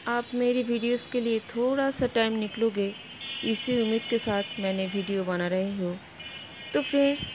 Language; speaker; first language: Hindi; non-native, local second language; Bangla